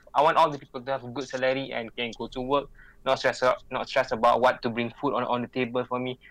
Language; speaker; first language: English; non-native, local second language; Malay